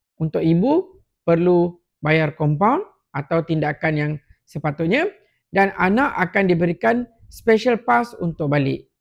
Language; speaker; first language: Malay; non-native, local second language; Tamil